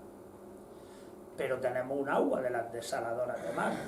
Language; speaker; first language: Spanish; native; Spanish